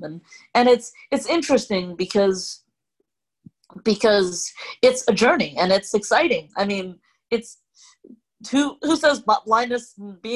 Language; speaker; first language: English; non-native, local second language; Cantonese